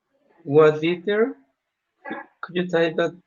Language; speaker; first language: English; non-native, learner; Spanish